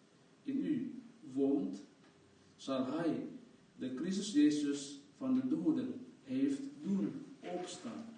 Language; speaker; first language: Dutch; non-native, fluent; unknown